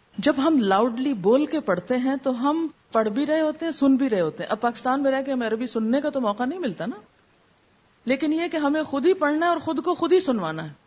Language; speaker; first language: Urdu; native; Urdu